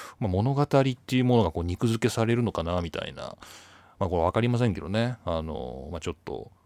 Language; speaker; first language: Japanese; native; Japanese